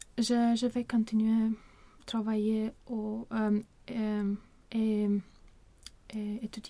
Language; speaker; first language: French; non-native, learner; Swedish